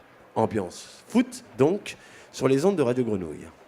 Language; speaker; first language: French; native; French